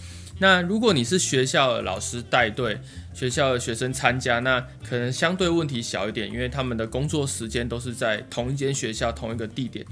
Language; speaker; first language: Chinese; native; Chinese